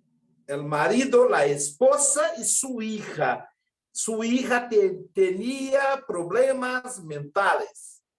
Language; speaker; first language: Spanish; non-native, learner; Portuguese